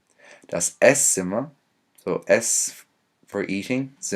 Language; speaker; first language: German; non-native, fluent; English